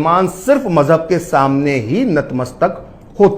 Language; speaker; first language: Hindi; native; Hindi